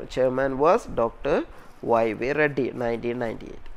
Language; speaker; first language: English; non-native, local second language; Malayalam